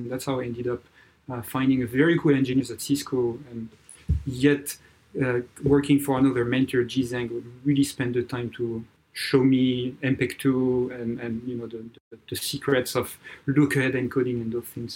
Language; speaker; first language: English; non-native, fluent; French